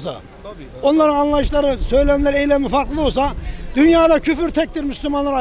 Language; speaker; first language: Turkish; native; Turkish